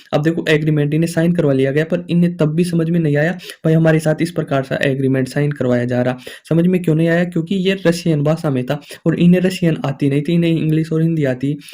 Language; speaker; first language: Hindi; native; Hindi